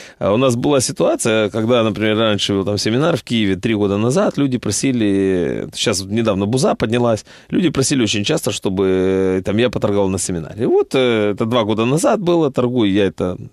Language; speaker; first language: Russian; native; Russian